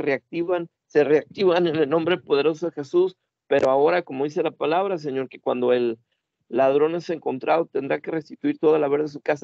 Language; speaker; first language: Spanish; native; Spanish